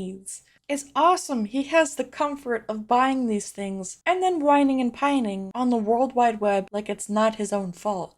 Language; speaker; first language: English; native; English